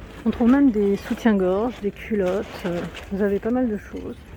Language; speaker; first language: French; native; French